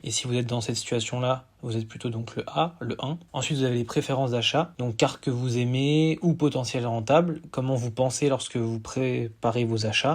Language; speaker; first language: French; native; French